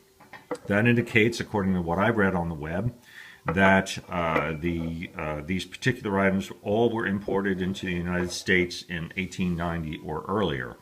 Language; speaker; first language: English; native; English